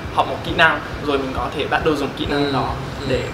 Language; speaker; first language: Vietnamese; non-native, fluent; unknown